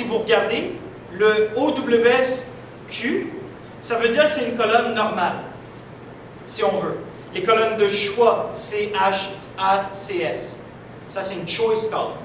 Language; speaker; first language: French; native; French